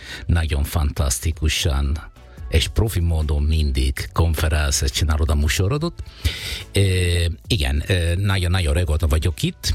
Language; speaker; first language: Hungarian; non-native, fluent; Italian